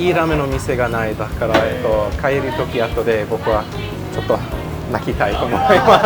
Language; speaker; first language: Japanese; non-native, learner; English